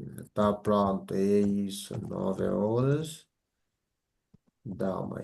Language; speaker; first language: Portuguese; non-native, fluent; Bangla